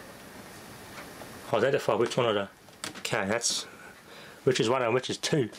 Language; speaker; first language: English; native; English